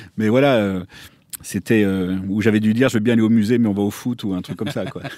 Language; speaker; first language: French; native; French